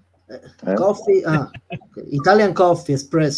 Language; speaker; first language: English; non-native, learner; Italian